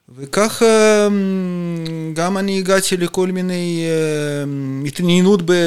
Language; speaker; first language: Hebrew; non-native, fluent; Russian